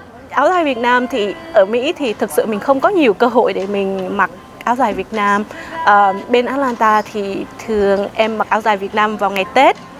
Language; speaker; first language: Vietnamese; early bilingual, other home language; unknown